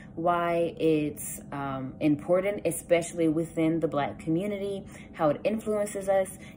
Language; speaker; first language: English; native; English